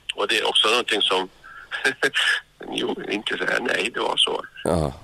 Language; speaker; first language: Swedish; non-native, fluent; Norwegian